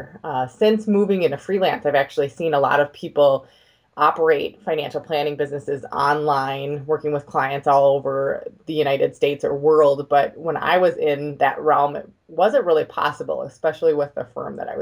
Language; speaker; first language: English; native; English